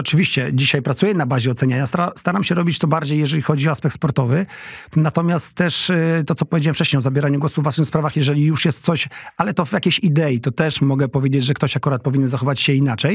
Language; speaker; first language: Polish; native; Polish